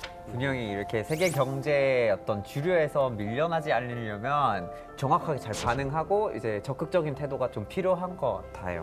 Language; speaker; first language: Korean; native; Korean